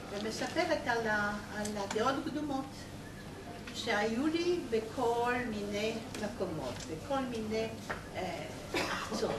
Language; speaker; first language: Hebrew; non-native, fluent; Polish